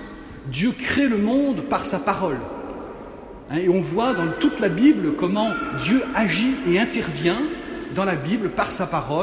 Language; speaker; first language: French; native; French